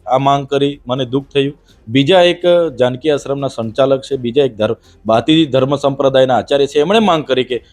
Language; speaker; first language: Gujarati; non-native, local second language; Vasavi